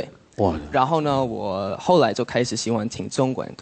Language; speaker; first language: Chinese; non-native, fluent; English